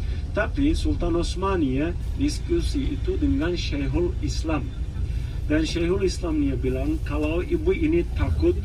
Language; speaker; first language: Indonesian; non-native, fluent; Turkish